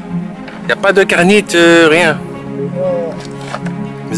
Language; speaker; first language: French; native; French